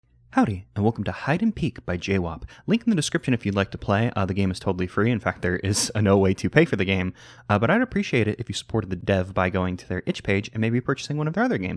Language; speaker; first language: English; native; English